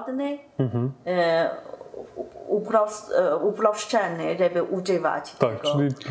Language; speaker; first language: Polish; non-native, learner; Chinese